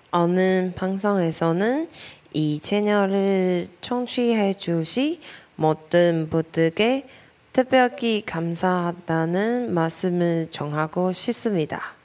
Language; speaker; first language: Korean; non-native, learner; Chinese